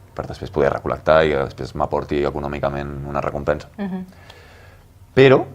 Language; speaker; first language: Catalan; native; Catalan